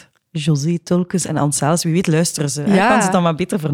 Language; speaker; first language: Dutch; native; Dutch